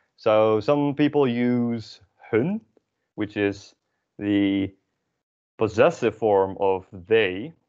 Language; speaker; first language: English; non-native, fluent; Dutch